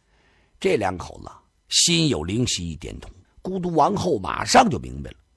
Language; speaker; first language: Chinese; native; Chinese